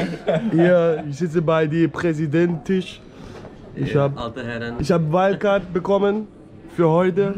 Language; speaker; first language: German; non-native, learner; Danish